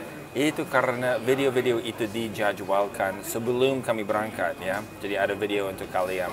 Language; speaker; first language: Indonesian; non-native, fluent; English